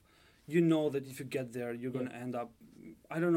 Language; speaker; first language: English; non-native, fluent; Albanian